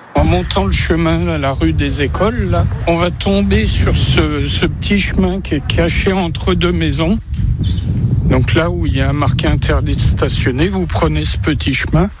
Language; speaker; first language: French; native; French